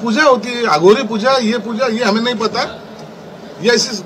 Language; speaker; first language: Hindi; non-native, local second language; Marathi